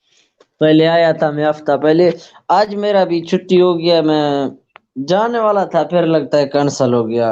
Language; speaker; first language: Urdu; non-native, local second language; Saraiki